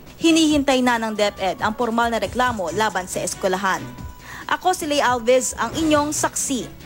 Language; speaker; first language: Filipino; native; Filipino